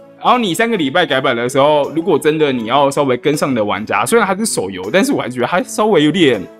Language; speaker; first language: Chinese; native; Chinese